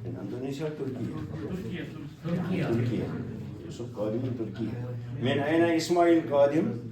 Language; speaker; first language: Arabic; non-native, fluent; Kashmiri